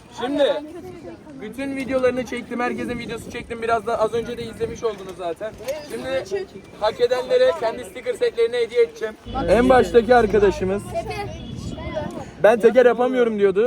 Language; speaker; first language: Turkish; native; Turkish